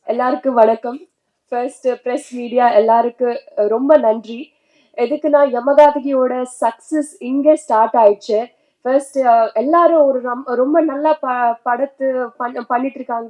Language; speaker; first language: Tamil; non-native, learner; Telugu